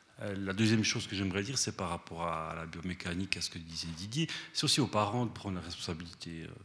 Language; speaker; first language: French; early bilingual, other home language; Spanish